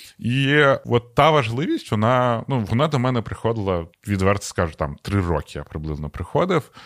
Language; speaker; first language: Ukrainian; non-native, local second language; Russian